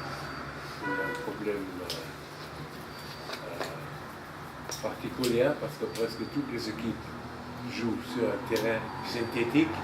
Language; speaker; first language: French; non-native, fluent; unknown